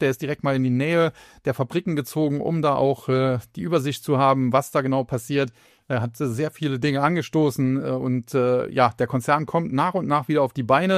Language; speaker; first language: German; native; German